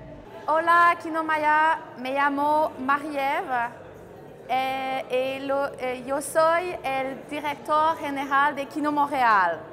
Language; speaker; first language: Spanish; non-native, learner; French